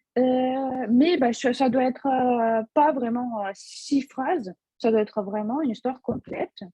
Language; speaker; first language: French; non-native, fluent; Russian